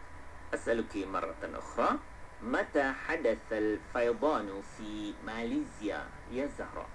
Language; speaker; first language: Arabic; non-native, fluent; Malay